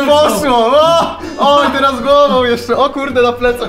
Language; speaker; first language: Polish; native; Polish